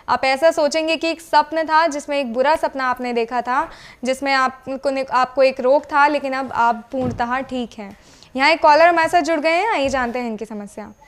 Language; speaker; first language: Hindi; native; Hindi